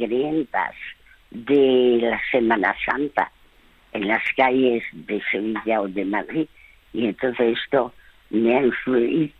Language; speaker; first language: Spanish; early bilingual, other home language; French